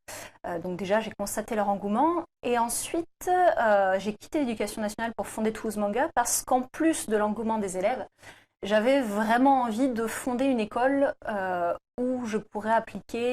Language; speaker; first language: French; native; French